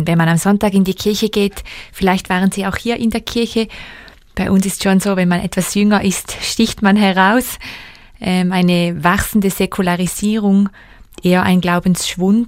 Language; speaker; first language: German; native; German